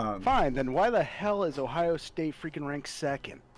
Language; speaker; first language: English; native; English